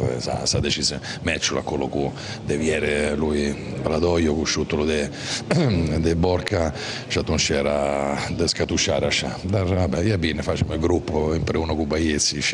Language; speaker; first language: Romanian; non-native, fluent; Italian